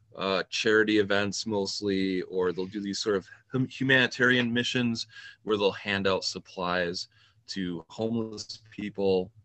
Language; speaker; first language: English; native; English